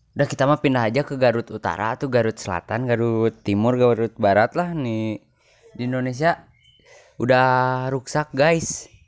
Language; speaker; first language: Indonesian; non-native, local second language; Sundanese